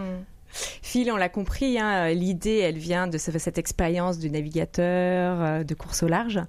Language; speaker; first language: French; native; French